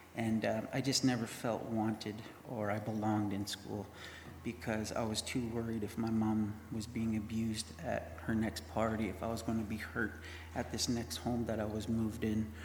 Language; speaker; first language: English; native; English